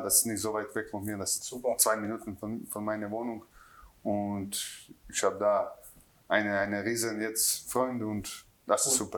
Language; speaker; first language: German; non-native, learner; Croatian